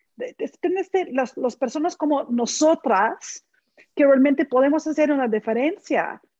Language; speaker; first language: Spanish; non-native, fluent; English